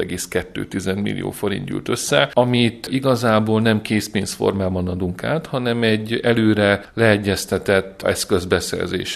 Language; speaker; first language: Hungarian; native; Hungarian